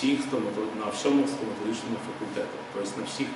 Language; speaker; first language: Ukrainian; native; Ukrainian